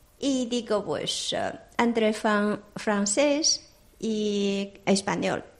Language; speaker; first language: Spanish; non-native, fluent; Chinese